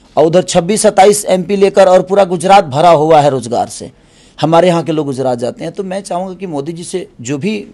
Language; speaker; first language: Hindi; native; Hindi